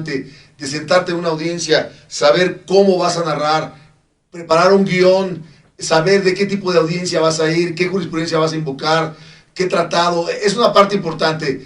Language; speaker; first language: Spanish; native; Spanish